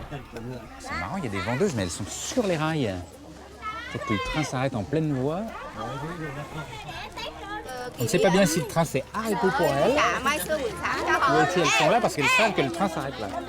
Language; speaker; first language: French; native; French